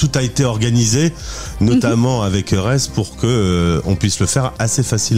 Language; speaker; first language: French; native; French